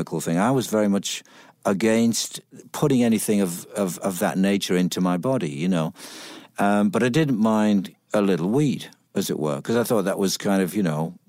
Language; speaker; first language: English; native; English